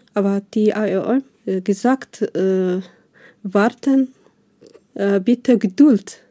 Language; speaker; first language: German; non-native, learner; Tigrinya